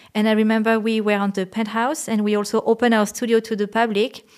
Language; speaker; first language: English; non-native, fluent; French